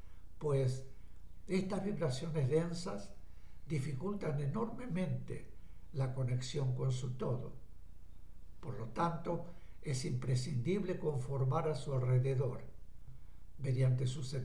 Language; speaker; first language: Spanish; native; Spanish